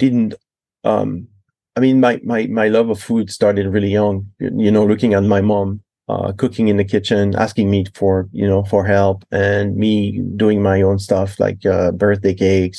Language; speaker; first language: English; non-native, fluent; French